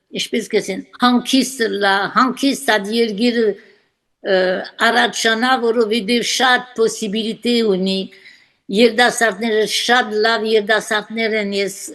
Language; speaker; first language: Armenian; early bilingual, heritage; Armenian